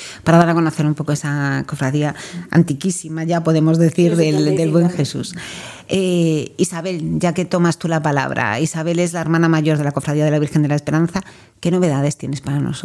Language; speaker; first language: Spanish; native; Spanish